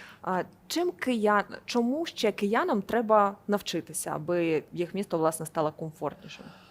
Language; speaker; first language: Ukrainian; native; Ukrainian